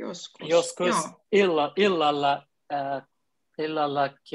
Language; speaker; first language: Finnish; non-native, learner; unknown